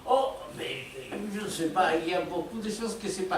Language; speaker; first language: French; non-native, fluent; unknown